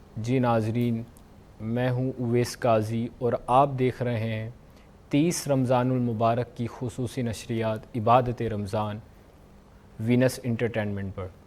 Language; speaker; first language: Urdu; native; Urdu